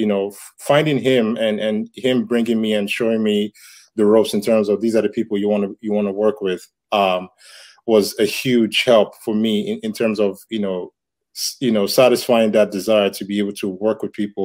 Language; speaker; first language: English; non-native, local second language; Yoruba